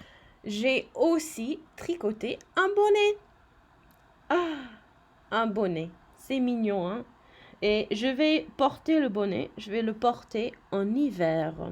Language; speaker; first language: French; non-native, fluent; English